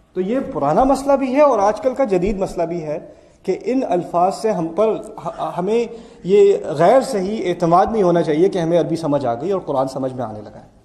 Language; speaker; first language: Urdu; early bilingual, heritage; Urdu